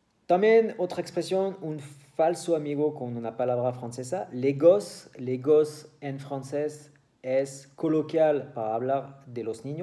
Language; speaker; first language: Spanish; non-native, learner; French